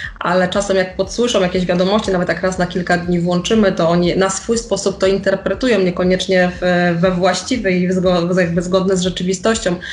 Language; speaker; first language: Polish; native; Polish